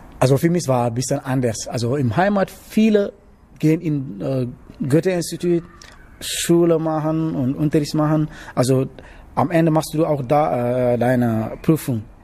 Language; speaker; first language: German; non-native, learner; Wolof